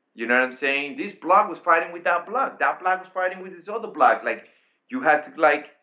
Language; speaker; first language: English; non-native, fluent; Spanish